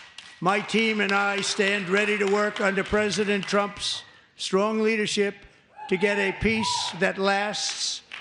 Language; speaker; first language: English; native; English